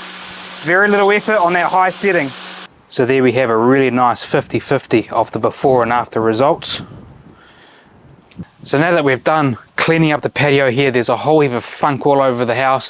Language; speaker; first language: English; native; English